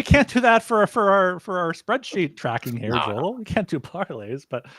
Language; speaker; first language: English; native; English